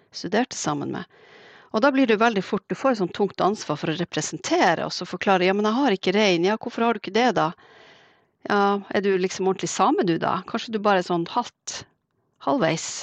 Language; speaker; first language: Norwegian; native; Norwegian